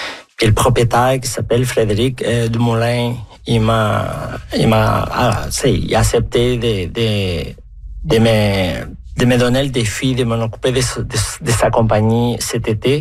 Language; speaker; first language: French; non-native, fluent; Spanish